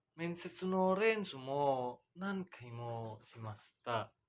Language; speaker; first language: Japanese; non-native, learner; Indonesian